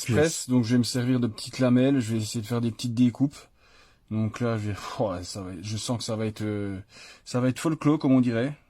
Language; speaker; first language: French; native; French